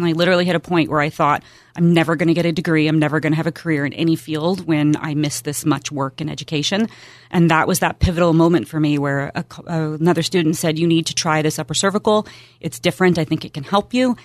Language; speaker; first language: English; native; English